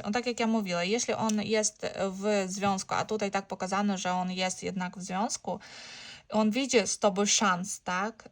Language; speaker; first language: Polish; non-native, learner; Ukrainian